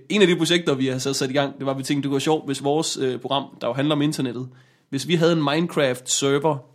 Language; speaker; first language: Danish; native; Danish